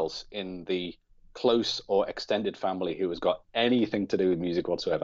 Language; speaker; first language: English; native; English